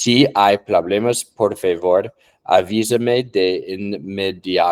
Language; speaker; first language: Spanish; non-native, learner; English